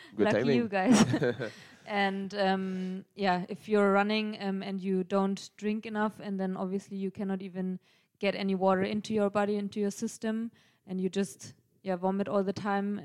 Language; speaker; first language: English; non-native, fluent; German